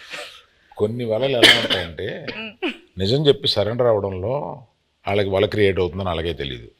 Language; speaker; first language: Telugu; native; Telugu